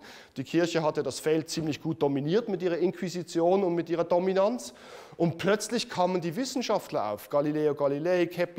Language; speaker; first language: German; native; German